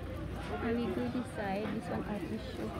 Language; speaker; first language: English; non-native, local second language; Filipino